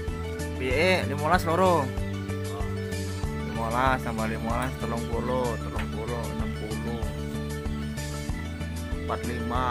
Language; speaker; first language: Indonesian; non-native, local second language; Javanese